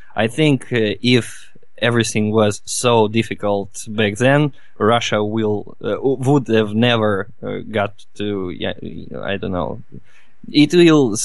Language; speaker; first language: English; non-native, fluent; Russian